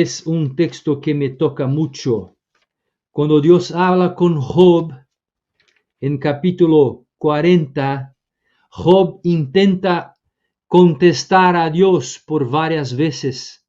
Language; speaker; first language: Spanish; non-native, fluent; Portuguese